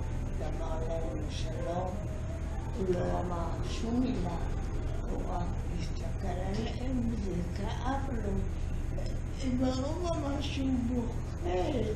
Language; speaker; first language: Hebrew; non-native, fluent; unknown